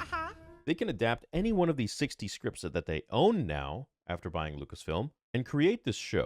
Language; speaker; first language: English; native; English